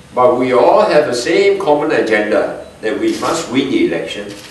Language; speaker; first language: English; non-native, local second language; Min Nan Chinese